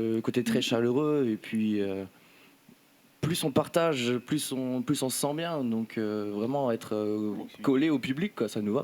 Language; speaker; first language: French; native; French